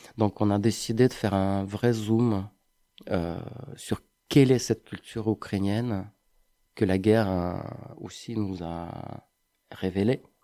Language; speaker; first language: French; non-native, fluent; Ukrainian